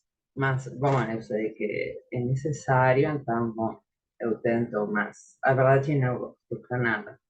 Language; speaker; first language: Portuguese; non-native, learner; Spanish